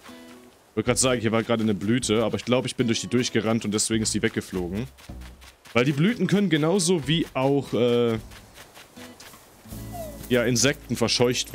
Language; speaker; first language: German; native; German